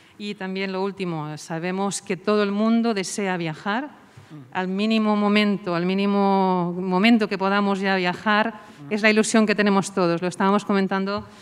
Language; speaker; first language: Spanish; non-native, local second language; Catalan